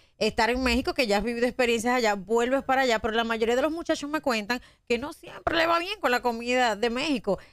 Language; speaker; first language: Spanish; native; Spanish